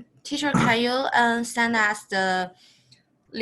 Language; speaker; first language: English; non-native, learner; Chinese